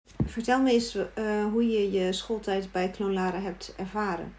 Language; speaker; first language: Dutch; native; Dutch